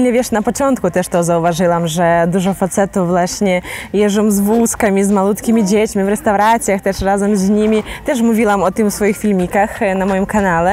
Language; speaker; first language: Polish; non-native, fluent; Ukrainian